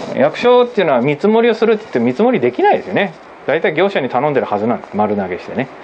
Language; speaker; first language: Japanese; native; Japanese